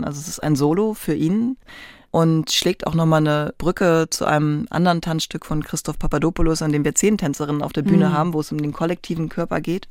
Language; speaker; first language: German; native; German